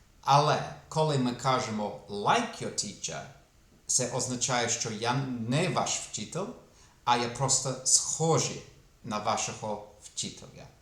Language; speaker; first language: Ukrainian; non-native, fluent; English